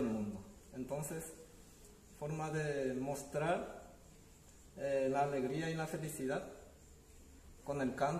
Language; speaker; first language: Spanish; early bilingual, other home language; Japanese